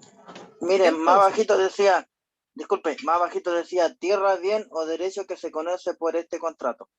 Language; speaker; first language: Spanish; native; Spanish